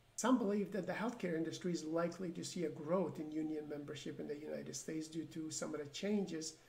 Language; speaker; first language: English; non-native, fluent; Persian